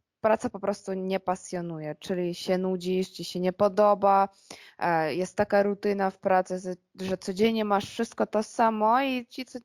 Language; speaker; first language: Polish; non-native, fluent; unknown